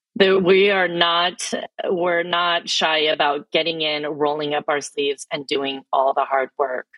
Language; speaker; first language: English; early bilingual, other home language; Filipino